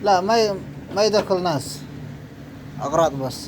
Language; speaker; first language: Arabic; non-native, learner; Amharic